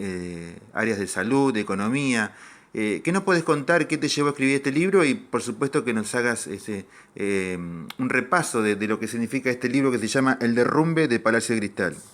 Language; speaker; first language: Spanish; native; Spanish